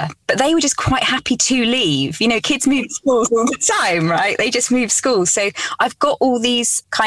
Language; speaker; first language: English; native; English